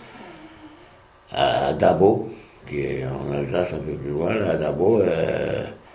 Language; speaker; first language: French; native; French